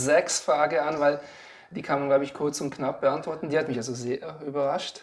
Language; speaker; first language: German; native; German